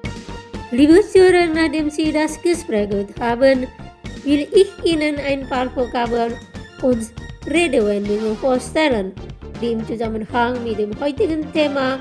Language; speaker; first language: German; non-native, fluent; Indonesian